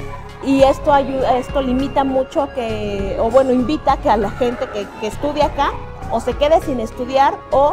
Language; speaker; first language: Spanish; native; Spanish